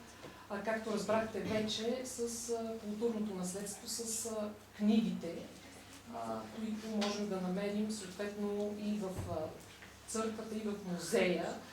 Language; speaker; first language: Bulgarian; native; Bulgarian